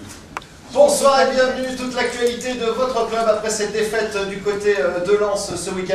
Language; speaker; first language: French; native; French